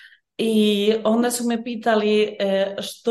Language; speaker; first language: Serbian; early bilingual, heritage; Bosnian